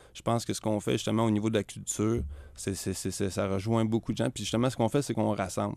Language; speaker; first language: French; native; French